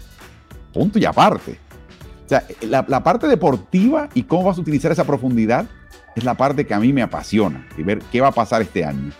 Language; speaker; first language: Spanish; native; Spanish